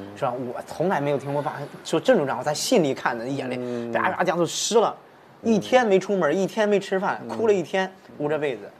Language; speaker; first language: Chinese; native; Chinese